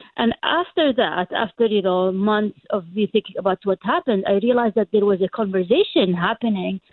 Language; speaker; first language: English; non-native, fluent; Arabic